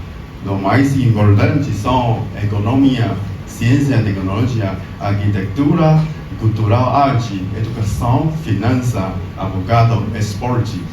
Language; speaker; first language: Portuguese; non-native, learner; Chinese